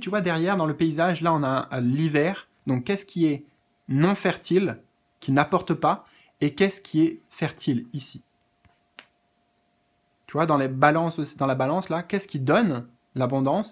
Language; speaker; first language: French; native; French